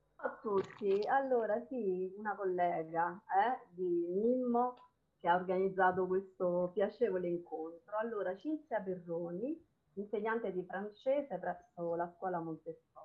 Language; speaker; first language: Italian; non-native, local second language; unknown